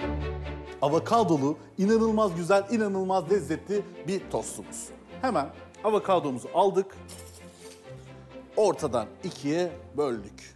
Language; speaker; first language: Turkish; native; Turkish